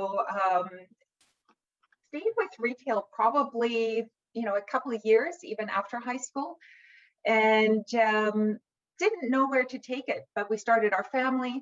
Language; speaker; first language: English; non-native, fluent; German